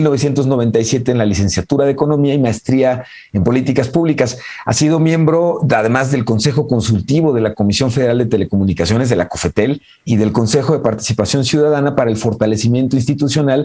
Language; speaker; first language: Spanish; native; Spanish